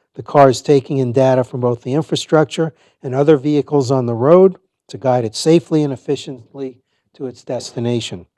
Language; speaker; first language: English; native; English